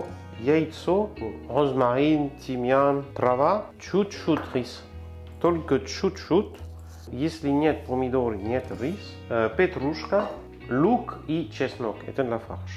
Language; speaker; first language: Russian; non-native, learner; French